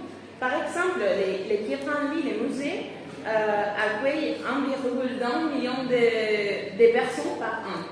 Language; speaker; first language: French; non-native, fluent; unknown